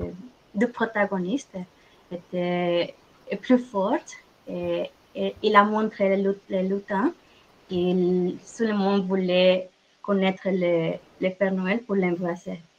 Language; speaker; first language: French; non-native, fluent; Spanish